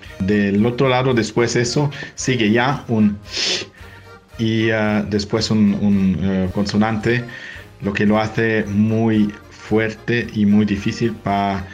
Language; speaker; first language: Spanish; non-native, fluent; German